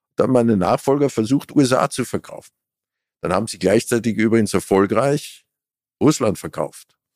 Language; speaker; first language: German; native; German